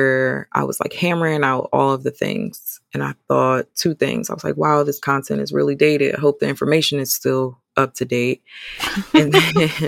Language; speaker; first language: English; native; English